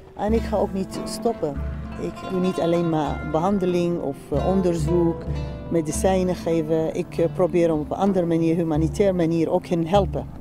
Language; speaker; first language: Dutch; non-native, fluent; Central Kurdish